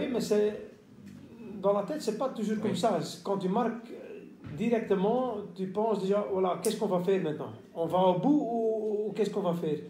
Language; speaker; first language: French; non-native, local second language; Dutch